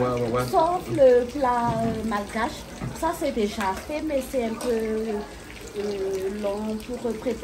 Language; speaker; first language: French; non-native, local second language; Malagasy